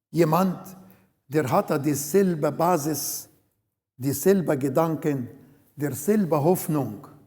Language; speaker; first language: German; non-native, learner; Arabic